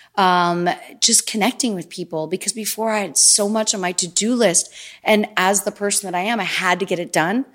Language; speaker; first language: English; native; English